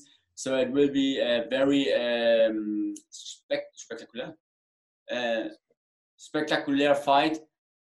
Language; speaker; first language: English; non-native, learner; German